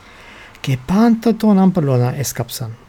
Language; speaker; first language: Greek; non-native, learner; English